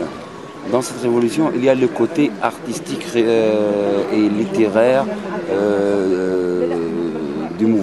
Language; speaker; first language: French; non-native, local second language; Arabic